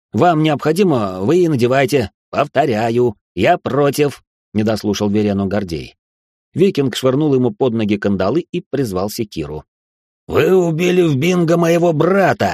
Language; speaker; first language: Russian; native; Russian